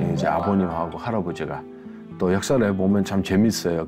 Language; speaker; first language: Korean; non-native, fluent; Mongolian